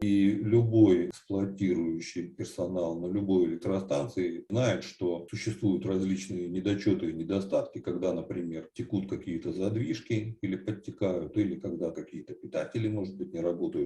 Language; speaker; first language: Russian; native; Russian